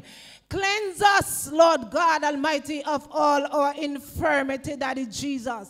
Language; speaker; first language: English; non-native, local second language; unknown